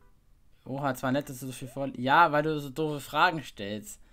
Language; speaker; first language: German; native; German